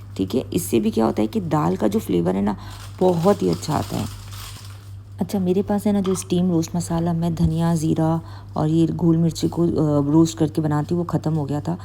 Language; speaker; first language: Urdu; native; Urdu